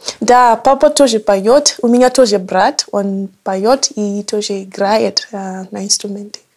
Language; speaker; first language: Russian; non-native, learner; English